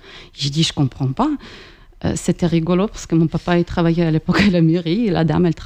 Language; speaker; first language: French; non-native, fluent; Ukrainian